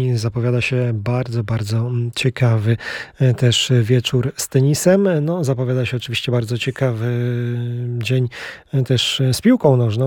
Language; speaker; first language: Polish; native; Polish